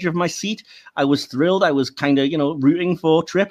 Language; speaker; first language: English; native; English